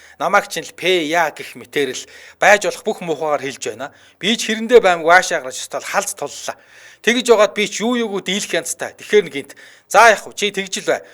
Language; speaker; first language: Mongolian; native; Mongolian